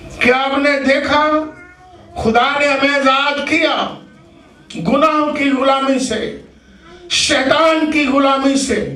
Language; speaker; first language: Urdu; non-native, local second language; Punjabi